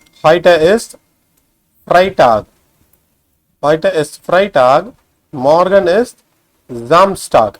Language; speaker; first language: German; non-native, fluent; Tamil